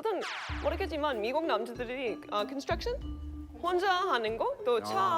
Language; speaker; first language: Korean; non-native, learner; English